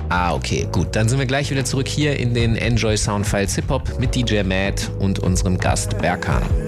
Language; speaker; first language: German; native; German